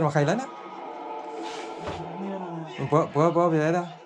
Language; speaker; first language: Chinese; native; Chinese